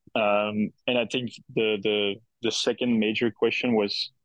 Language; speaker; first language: English; non-native, fluent; Dutch